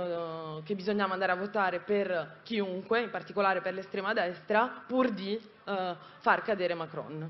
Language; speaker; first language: Italian; native; Italian